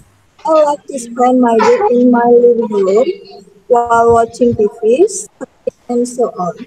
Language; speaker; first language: English; non-native, learner; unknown